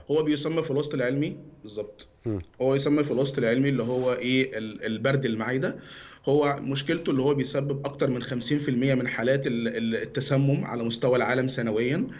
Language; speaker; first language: Egyptian Arabic; native; Egyptian Arabic